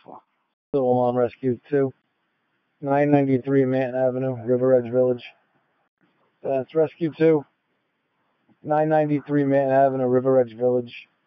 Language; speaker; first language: English; early bilingual, other home language; Spanish